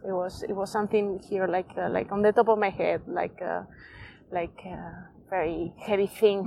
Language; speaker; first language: English; non-native, fluent; Spanish